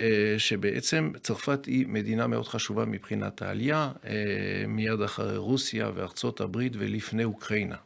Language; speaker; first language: Hebrew; non-native, fluent; French